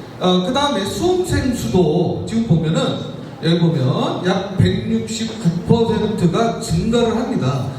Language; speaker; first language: Korean; native; Korean